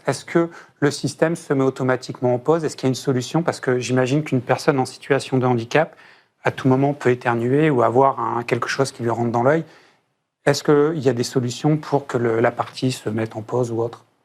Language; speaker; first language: French; native; French